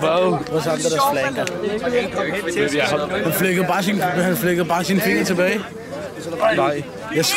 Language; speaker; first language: Danish; native; Danish